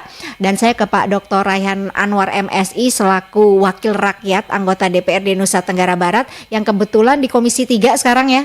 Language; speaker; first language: Indonesian; native; Indonesian